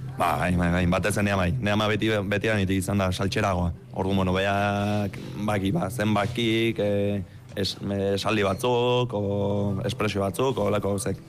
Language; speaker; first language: Basque; early bilingual, other home language; Romanian